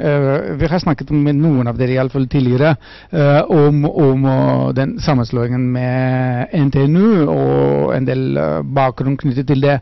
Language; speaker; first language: Norwegian; non-native, fluent; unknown